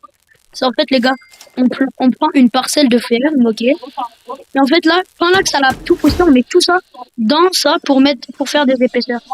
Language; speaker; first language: French; native; French